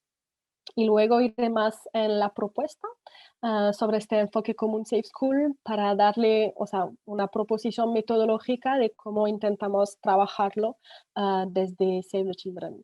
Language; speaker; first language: Spanish; non-native, fluent; French